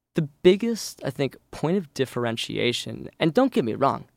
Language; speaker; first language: English; native; English